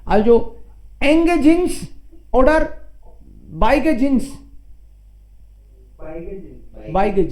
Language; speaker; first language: German; non-native, learner; Hindi